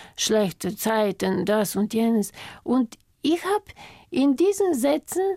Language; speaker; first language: German; non-native, fluent; Bulgarian